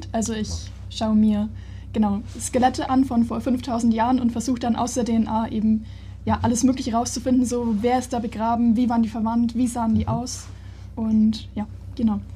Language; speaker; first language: German; native; German